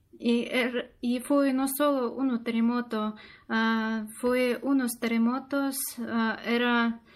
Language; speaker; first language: Spanish; non-native, learner; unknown